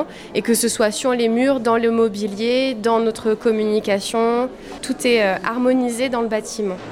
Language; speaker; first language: French; native; French